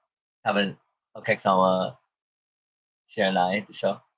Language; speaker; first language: Japanese; non-native, learner; English